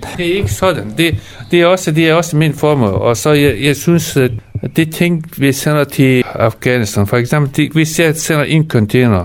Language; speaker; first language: Danish; non-native, fluent; Persian